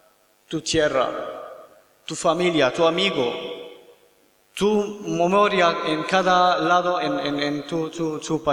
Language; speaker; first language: Spanish; non-native, learner; Kurdish